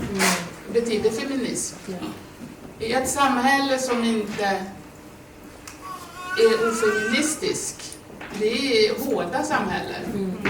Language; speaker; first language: Swedish; non-native, fluent; Swahili